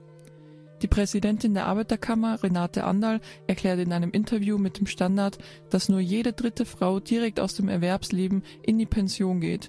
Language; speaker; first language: German; native; German